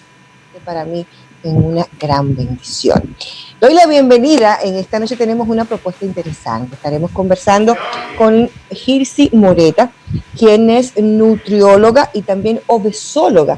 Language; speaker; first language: Spanish; native; Spanish